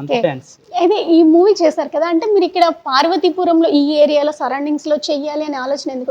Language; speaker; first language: Telugu; native; Telugu